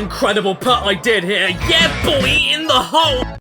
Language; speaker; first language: English; native; English